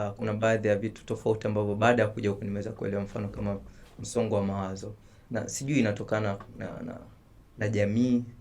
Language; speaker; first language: Swahili; native; Swahili